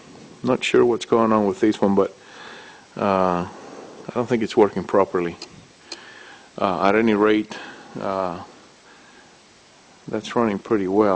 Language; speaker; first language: English; native; English